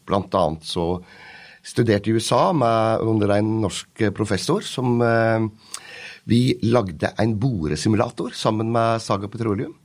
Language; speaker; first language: Norwegian; native; Norwegian